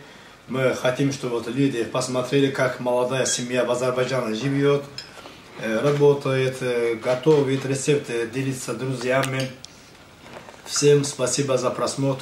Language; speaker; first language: Russian; non-native, fluent; Azerbaijani